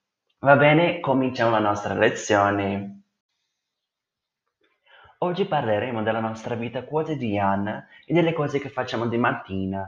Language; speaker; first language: Italian; non-native, fluent; Portuguese